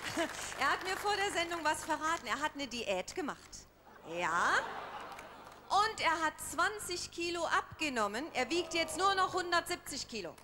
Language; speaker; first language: German; native; German